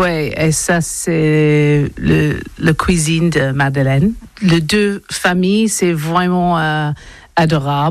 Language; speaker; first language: French; non-native, learner; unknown